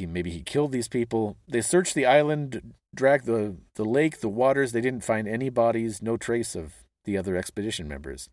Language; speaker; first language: English; native; English